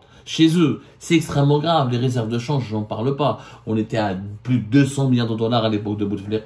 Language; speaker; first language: French; non-native, local second language; Arabic